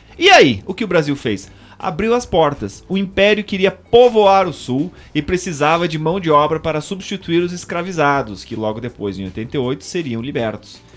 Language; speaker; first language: Portuguese; native; Portuguese